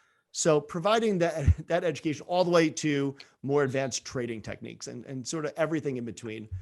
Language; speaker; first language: English; native; English